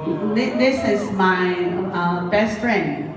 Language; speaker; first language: English; non-native, learner; Japanese